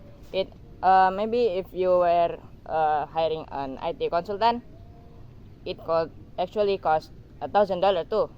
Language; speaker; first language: English; non-native, learner; Indonesian